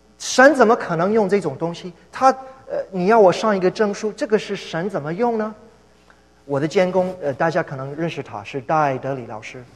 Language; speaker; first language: Chinese; non-native, fluent; English